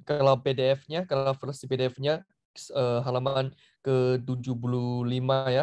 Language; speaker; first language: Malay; non-native, fluent; Chinese